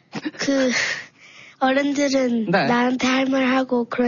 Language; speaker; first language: Korean; early bilingual, heritage; Korean